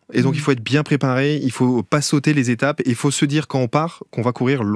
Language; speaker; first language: French; native; French